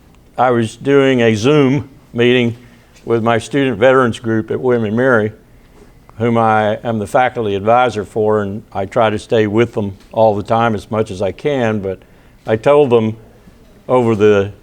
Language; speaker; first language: English; native; English